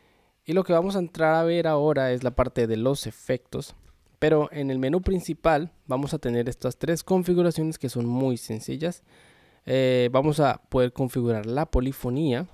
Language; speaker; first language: Spanish; native; Spanish